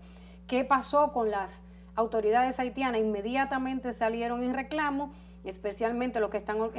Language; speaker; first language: Spanish; native; Spanish